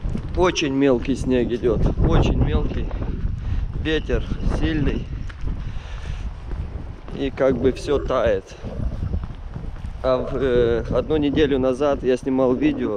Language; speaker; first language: Russian; non-native, fluent; Romanian